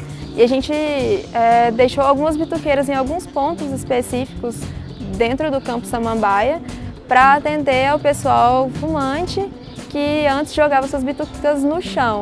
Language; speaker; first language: Portuguese; native; Portuguese